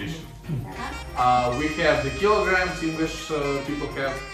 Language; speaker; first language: English; non-native, learner; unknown